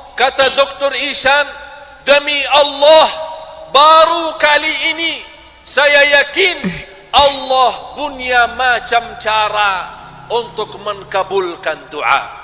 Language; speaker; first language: Malay; non-native, fluent; Arabic